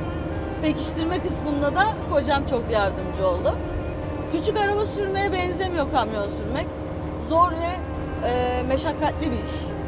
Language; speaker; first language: Turkish; native; Turkish